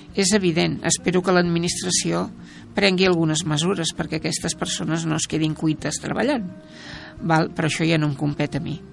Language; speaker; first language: Catalan; native; Catalan